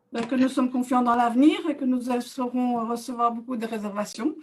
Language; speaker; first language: French; native; French